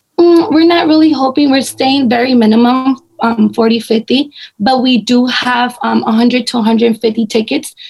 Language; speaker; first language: English; early bilingual, other home language; Spanish